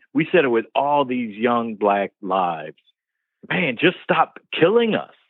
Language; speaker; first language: English; native; English